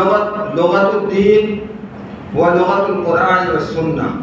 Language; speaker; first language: Arabic; non-native, fluent; Urdu